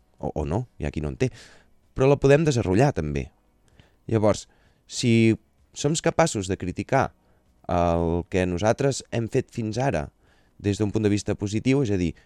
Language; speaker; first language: Catalan; native; Catalan